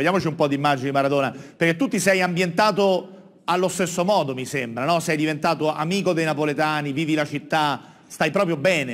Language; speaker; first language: Italian; native; Italian